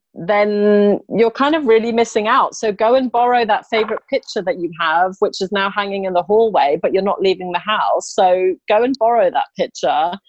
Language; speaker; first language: English; native; English